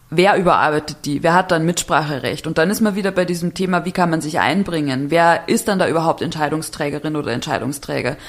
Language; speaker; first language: German; native; German